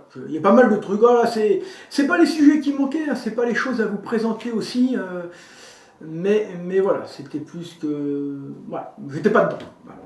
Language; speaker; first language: French; native; French